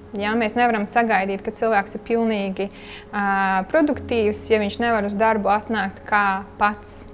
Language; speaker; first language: Latvian; early bilingual, heritage; Latvian